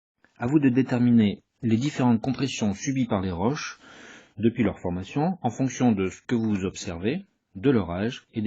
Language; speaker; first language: French; native; French